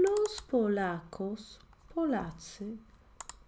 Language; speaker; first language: Spanish; non-native, fluent; Polish